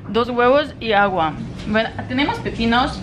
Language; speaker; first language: Spanish; non-native, fluent; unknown